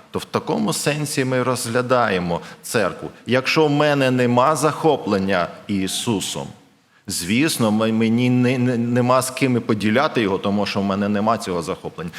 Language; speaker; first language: Ukrainian; non-native, local second language; Russian